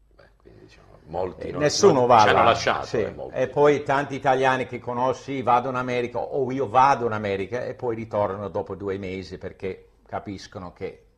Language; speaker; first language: Italian; non-native, fluent; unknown